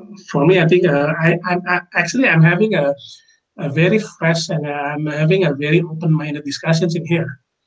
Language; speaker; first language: English; non-native, fluent; Indonesian